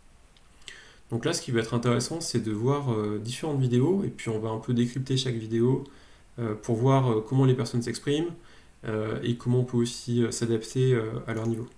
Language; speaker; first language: French; native; French